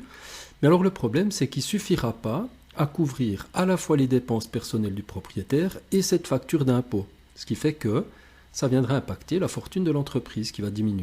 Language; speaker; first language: French; native; French